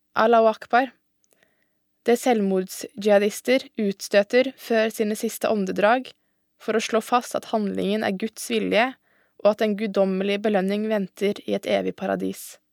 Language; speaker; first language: Norwegian; early bilingual, other home language; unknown